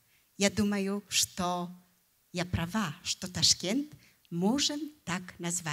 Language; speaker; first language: Russian; non-native, fluent; Polish